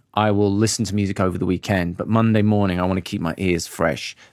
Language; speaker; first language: English; native; English